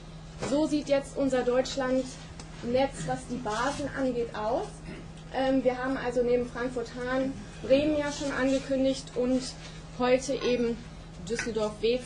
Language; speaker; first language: German; native; German